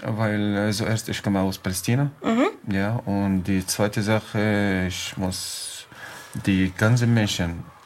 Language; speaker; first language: German; non-native, learner; Arabic